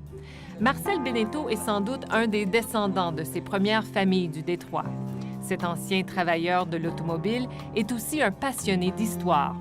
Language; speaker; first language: French; native; French